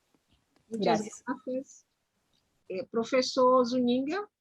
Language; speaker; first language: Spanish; non-native, learner; Portuguese